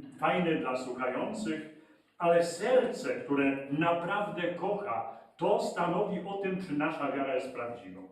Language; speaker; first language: Polish; native; Polish